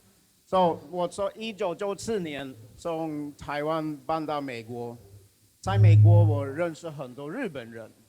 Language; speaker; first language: Chinese; non-native, fluent; Swedish